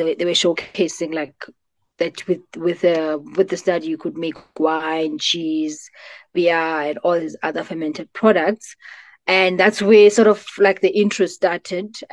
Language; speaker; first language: English; non-native, local second language; Xhosa